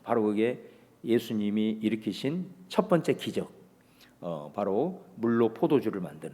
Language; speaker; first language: Korean; native; Korean